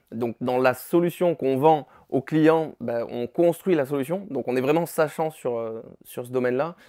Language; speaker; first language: French; native; French